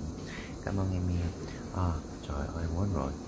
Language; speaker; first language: Vietnamese; non-native, learner; Korean